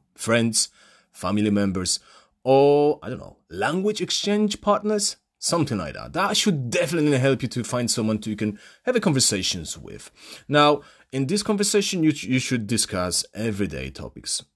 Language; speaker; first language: English; non-native, fluent; Polish